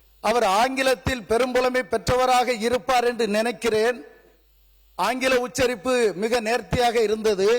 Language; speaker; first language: Tamil; native; Tamil